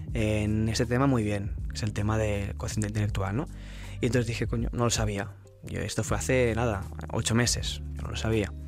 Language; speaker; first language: Spanish; native; Spanish